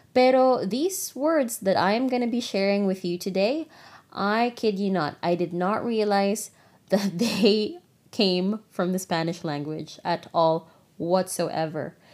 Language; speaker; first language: English; non-native, local second language; Filipino